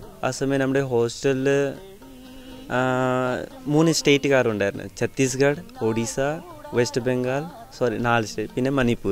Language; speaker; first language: Malayalam; early bilingual, other home language; Hindi